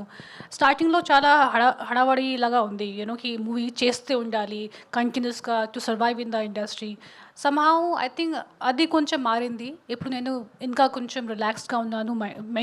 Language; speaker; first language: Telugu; non-native, learner; Hindi